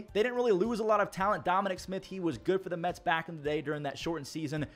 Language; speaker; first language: English; native; English